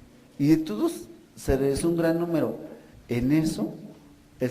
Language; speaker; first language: Spanish; native; Spanish